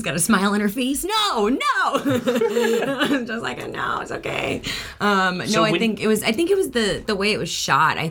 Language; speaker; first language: English; early bilingual, other home language; Spanish